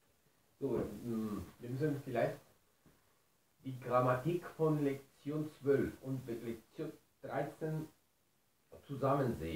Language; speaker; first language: German; non-native, learner; Spanish